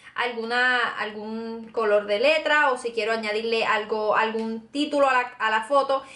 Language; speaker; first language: Spanish; native; Spanish